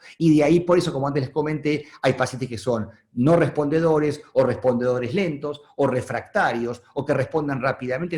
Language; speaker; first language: Spanish; native; Spanish